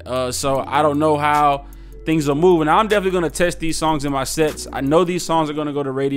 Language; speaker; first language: English; native; English